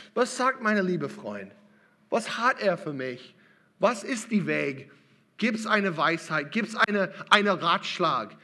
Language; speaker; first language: German; non-native, learner; English